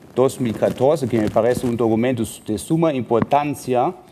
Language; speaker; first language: Spanish; non-native, fluent; German